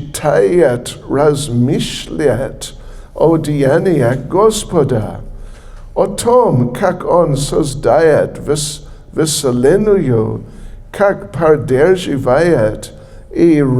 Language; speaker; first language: Russian; non-native, learner; English